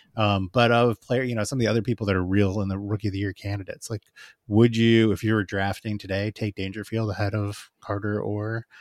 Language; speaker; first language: English; native; English